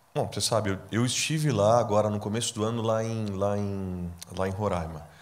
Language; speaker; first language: Portuguese; native; Portuguese